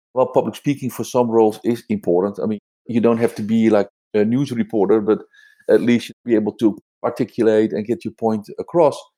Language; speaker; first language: English; non-native, fluent; Dutch